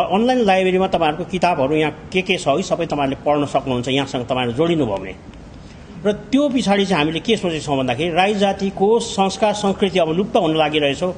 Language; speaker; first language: Nepali; native; Nepali